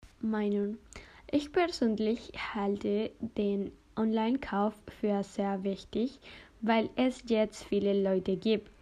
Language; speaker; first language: German; non-native, learner; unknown